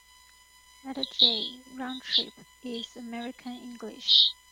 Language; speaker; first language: English; non-native, learner; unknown